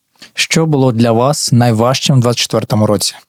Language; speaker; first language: Ukrainian; native; Ukrainian